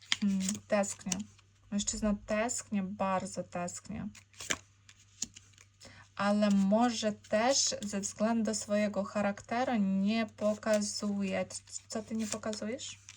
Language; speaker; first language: Polish; non-native, learner; Ukrainian